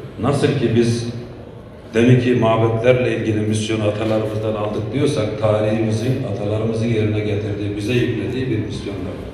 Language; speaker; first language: Turkish; native; Turkish